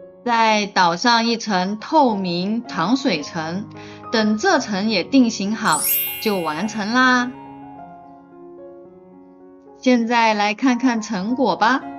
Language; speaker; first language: Chinese; native; Chinese